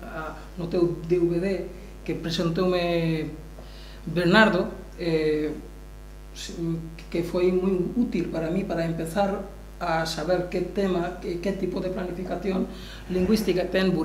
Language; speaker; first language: Galician; non-native, learner; Bangla